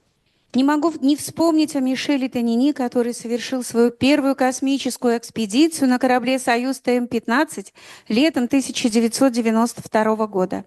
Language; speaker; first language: Russian; native; Russian